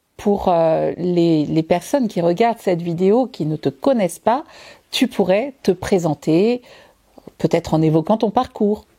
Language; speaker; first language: French; native; French